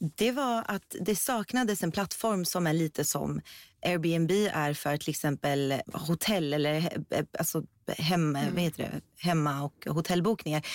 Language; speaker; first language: Swedish; early bilingual, other home language; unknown